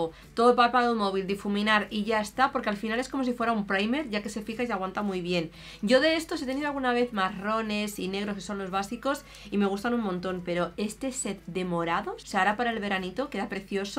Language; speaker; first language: Spanish; native; Spanish